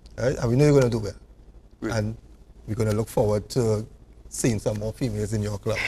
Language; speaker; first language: English; native; English